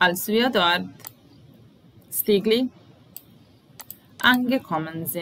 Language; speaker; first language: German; non-native, fluent; Serbian